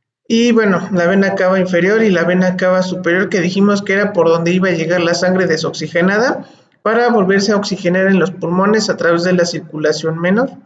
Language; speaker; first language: Spanish; native; Spanish